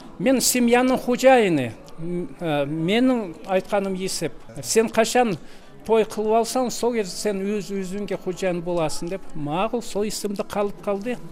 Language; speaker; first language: Kazakh; non-native, local second language; Russian